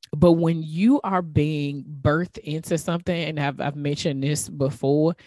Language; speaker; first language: English; native; English